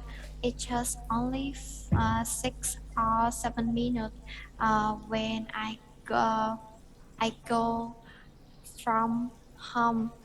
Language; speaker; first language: English; non-native, learner; Vietnamese